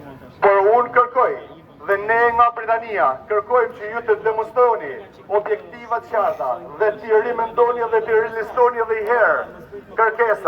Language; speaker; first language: Albanian; native; Albanian